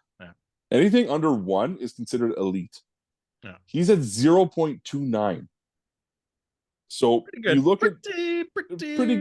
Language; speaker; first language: English; native; English